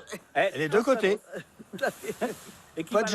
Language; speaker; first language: French; native; French